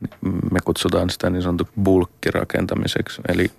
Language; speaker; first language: Finnish; native; Finnish